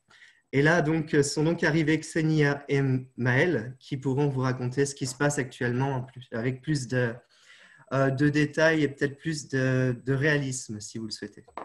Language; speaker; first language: French; native; French